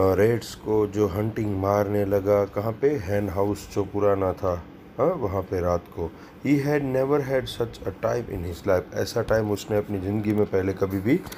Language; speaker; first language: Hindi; non-native, local second language; Gujarati